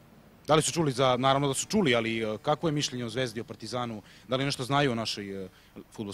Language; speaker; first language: Serbian; native; Serbian